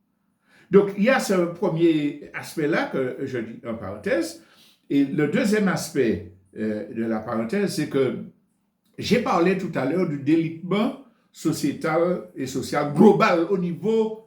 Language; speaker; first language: French; native; French